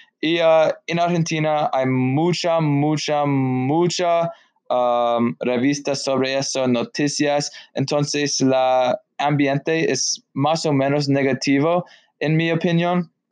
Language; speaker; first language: Spanish; non-native, learner; English